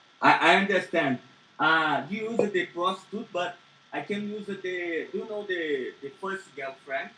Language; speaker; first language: English; non-native, learner; Portuguese